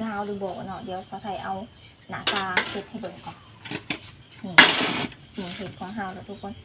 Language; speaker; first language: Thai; non-native, local second language; Lao